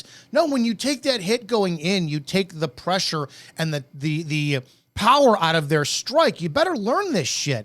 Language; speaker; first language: English; native; English